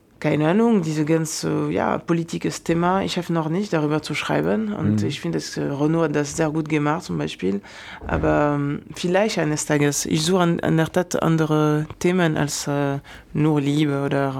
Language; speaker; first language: German; non-native, fluent; French